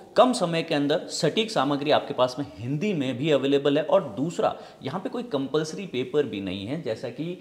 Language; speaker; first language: Hindi; native; Hindi